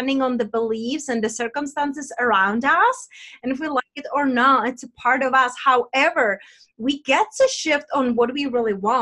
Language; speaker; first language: English; non-native, fluent; Czech